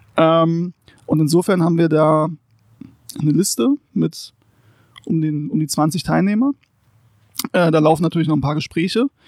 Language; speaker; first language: German; non-native, local second language; Ladin